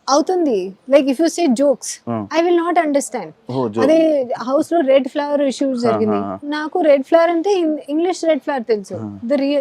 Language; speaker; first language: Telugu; non-native, learner; Hindi